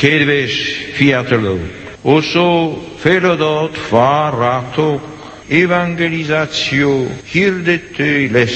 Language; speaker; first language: Hungarian; non-native, learner; Polish